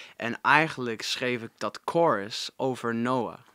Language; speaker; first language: Dutch; non-native, fluent; English